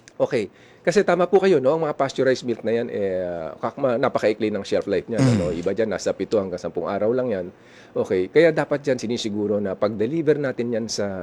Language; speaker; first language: Filipino; non-native, local second language; Iloko